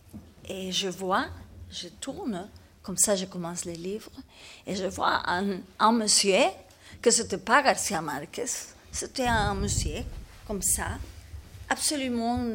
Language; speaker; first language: French; non-native, learner; Spanish